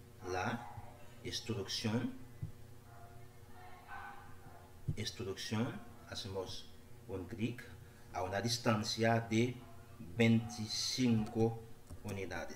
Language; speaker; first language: Spanish; non-native, learner; Haitian Creole